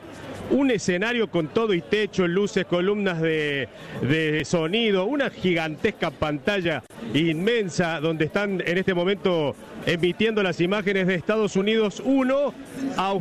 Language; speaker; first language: Spanish; native; Spanish